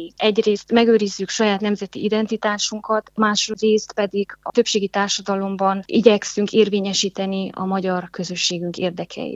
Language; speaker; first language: Hungarian; native; Hungarian